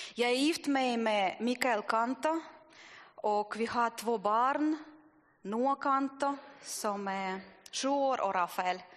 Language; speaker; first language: Swedish; non-native, fluent; Russian